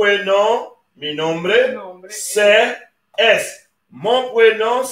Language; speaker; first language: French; non-native, local second language; Haitian Creole